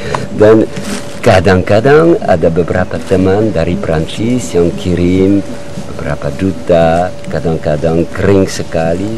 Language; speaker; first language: Indonesian; non-native, learner; French